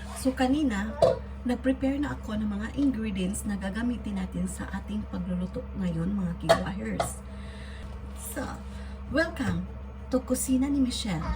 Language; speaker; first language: Filipino; non-native, local second language; Cebuano